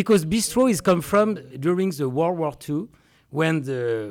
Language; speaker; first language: English; non-native, learner; French